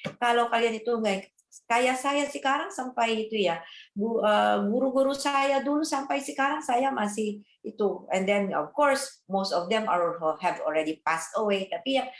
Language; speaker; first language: Indonesian; non-native, fluent; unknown